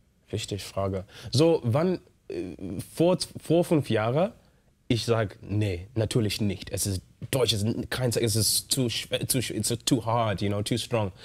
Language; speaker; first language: German; non-native, learner; English